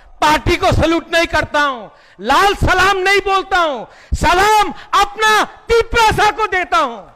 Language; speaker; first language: Hindi; non-native, local second language; Kok Borok